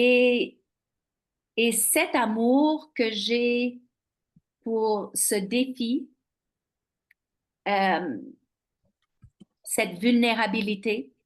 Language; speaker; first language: French; non-native, local second language; English